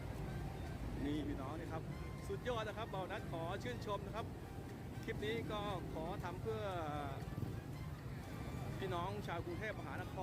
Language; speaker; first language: Thai; native; Thai